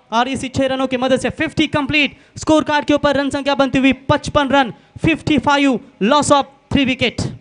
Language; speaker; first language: Hindi; non-native, local second language; Marathi